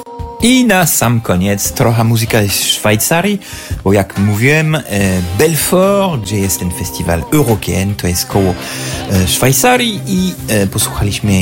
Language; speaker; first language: Polish; non-native, fluent; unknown